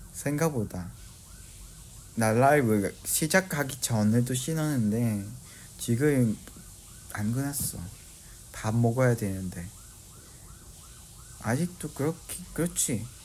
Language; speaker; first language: Korean; non-native, fluent; Vietnamese